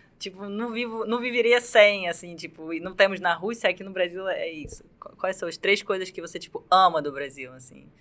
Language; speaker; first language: Portuguese; non-native, fluent; Russian